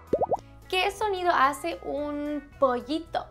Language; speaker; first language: Spanish; early bilingual, heritage; Spanish